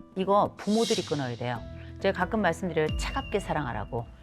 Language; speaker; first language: Korean; native; Korean